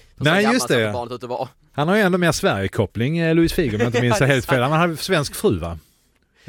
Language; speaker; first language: Swedish; native; Swedish